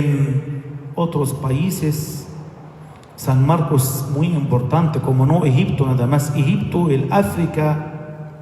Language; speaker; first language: Spanish; non-native, fluent; Arabic